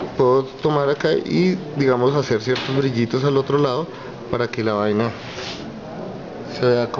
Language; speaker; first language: Spanish; native; Spanish